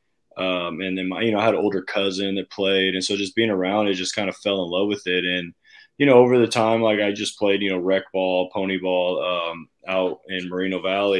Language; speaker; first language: English; native; English